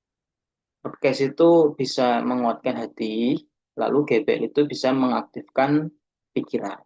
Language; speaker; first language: Indonesian; native; Indonesian